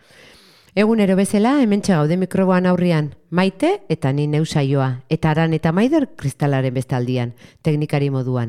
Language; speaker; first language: Basque; native; Basque